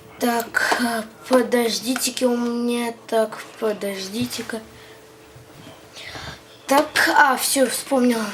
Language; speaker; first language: Russian; native; Russian